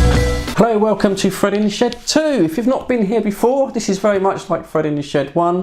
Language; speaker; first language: English; native; English